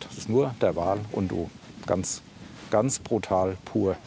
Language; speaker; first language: German; native; German